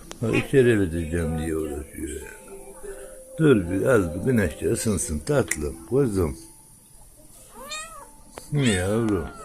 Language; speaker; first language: Turkish; native; Turkish